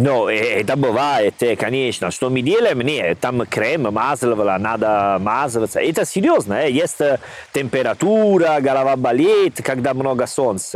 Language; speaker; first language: Russian; non-native, learner; Italian